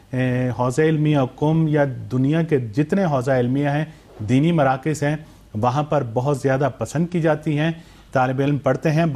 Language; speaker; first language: Urdu; native; Urdu